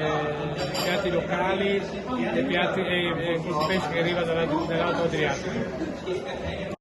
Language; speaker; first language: Italian; native; Italian